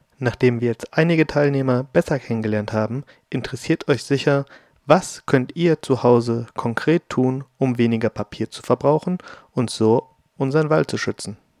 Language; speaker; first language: German; native; German